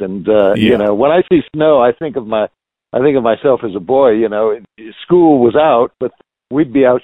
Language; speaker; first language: English; native; English